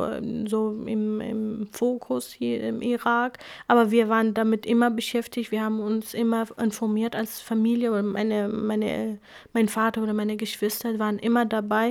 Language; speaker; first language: German; non-native, fluent; Kurdish